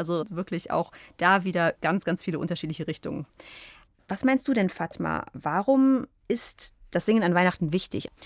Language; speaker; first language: German; native; German